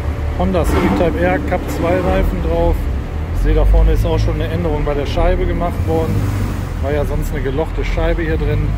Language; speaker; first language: German; native; German